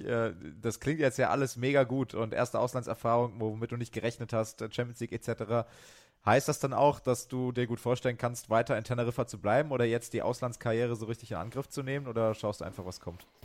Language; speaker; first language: German; native; German